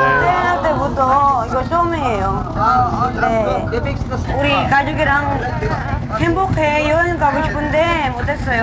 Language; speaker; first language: Korean; non-native, learner; Filipino